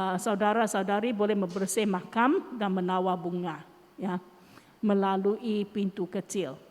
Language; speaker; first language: Malay; non-native, local second language; Chinese